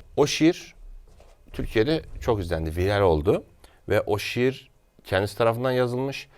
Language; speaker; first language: Turkish; native; Turkish